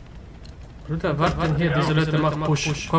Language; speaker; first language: German; non-native, learner; Serbian